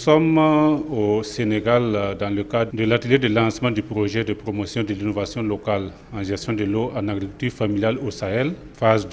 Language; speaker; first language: French; non-native, local second language; Mossi